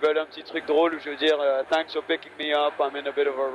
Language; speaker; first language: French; native; French